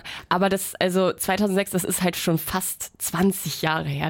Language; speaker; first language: German; native; German